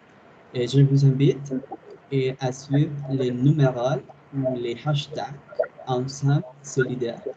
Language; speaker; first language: French; non-native, learner; Spanish